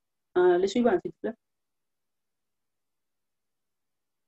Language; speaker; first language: French; non-native, learner; Spanish